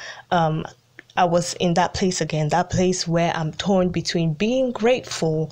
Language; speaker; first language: English; early bilingual, other home language; Italian